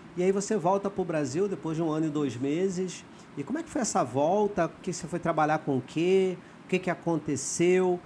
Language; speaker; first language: Portuguese; native; Portuguese